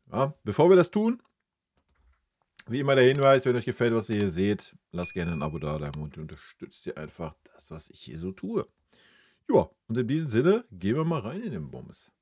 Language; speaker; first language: German; native; German